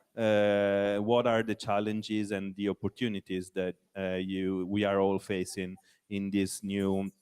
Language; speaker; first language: English; non-native, fluent; Italian